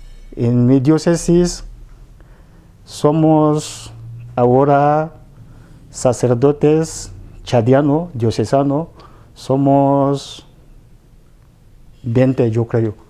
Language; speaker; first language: Spanish; non-native, fluent; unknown